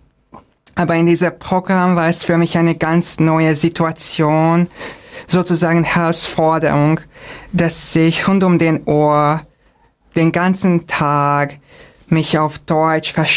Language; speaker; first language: German; non-native, fluent; Hungarian